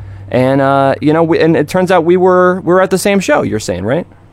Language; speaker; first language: English; native; English